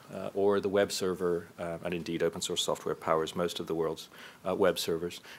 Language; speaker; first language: English; native; English